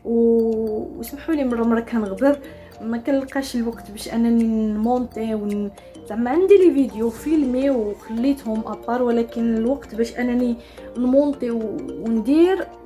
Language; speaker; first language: Arabic; native; Arabic